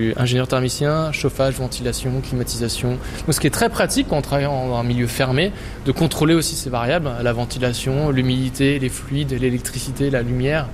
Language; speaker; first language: French; native; French